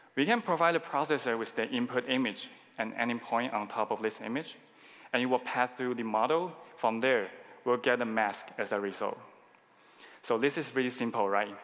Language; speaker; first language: English; non-native, fluent; Chinese